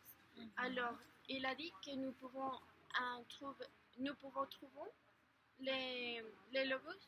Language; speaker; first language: French; non-native, learner; Spanish